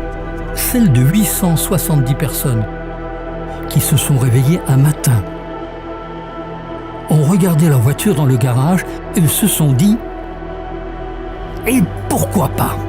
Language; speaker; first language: French; native; French